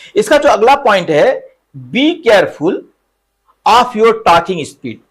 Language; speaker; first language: Hindi; native; Hindi